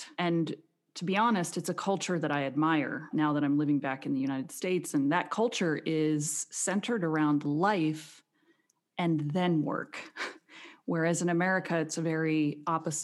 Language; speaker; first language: English; native; English